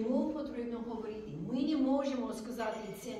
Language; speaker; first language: Ukrainian; non-native, learner; English